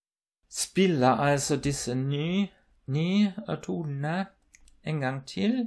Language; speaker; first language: Norwegian; non-native, fluent; German